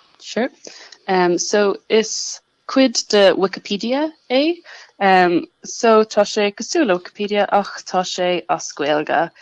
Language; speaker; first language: Irish; non-native, local second language; English